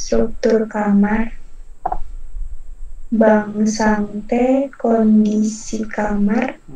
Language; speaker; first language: Korean; non-native, learner; Indonesian